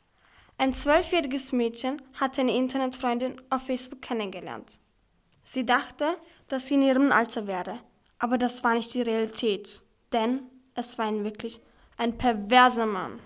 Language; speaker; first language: German; early bilingual, other home language; Turkish